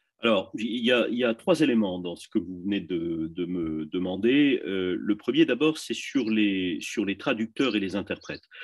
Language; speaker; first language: French; native; French